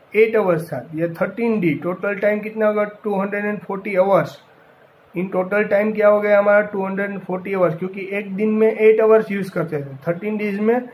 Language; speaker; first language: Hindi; non-native, local second language; Gujarati